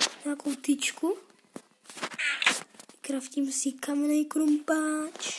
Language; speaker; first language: Czech; non-native, learner; Slovak